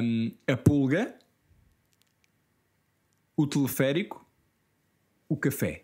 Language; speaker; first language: Portuguese; non-native, fluent; English